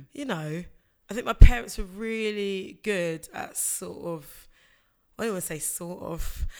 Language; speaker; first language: English; early bilingual, other home language; Akan